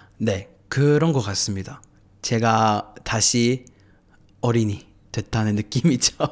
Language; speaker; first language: Korean; non-native, fluent; English